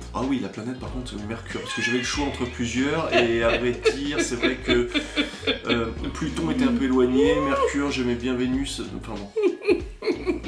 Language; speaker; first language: French; native; French